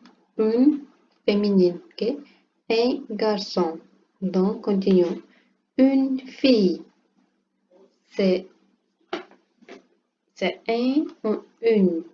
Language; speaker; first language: French; non-native, learner; Portuguese